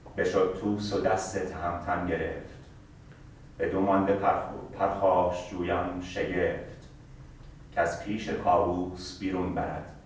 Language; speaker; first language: Persian; native; Persian